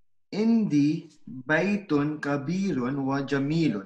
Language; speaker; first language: Arabic; non-native, learner; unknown